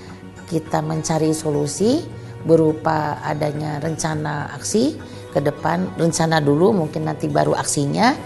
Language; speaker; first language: Indonesian; native; Indonesian